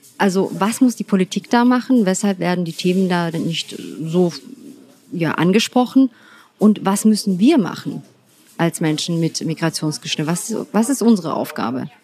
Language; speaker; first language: German; early bilingual, other home language; Turkish